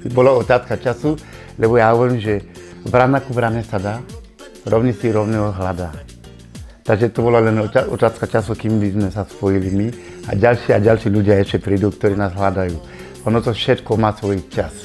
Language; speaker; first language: Slovak; non-native, fluent; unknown